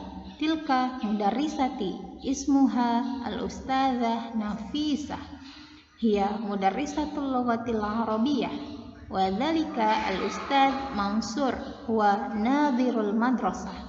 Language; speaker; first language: Arabic; non-native, fluent; Indonesian